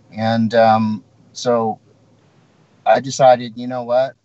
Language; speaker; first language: English; native; English